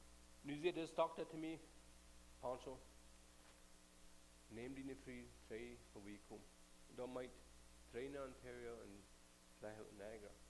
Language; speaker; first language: German; non-native, learner; Plautdietsch